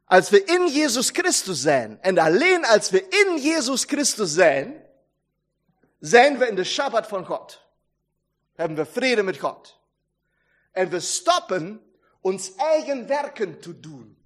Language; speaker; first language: Dutch; non-native, fluent; German